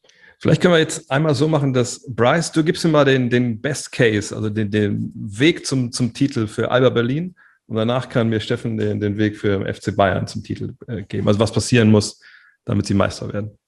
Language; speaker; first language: German; native; German